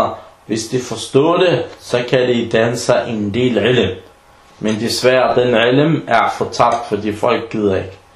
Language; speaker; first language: Danish; non-native, fluent; Arabic